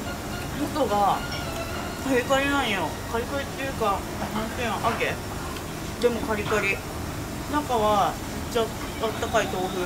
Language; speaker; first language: Japanese; native; Japanese